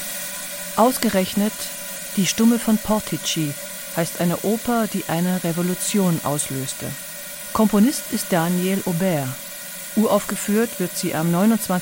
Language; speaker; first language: German; native; German